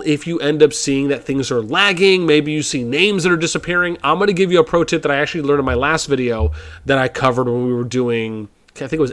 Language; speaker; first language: English; native; English